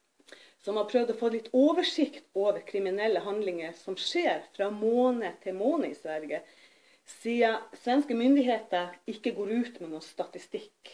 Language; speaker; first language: Norwegian; native; Norwegian